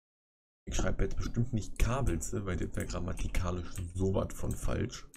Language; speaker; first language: German; native; German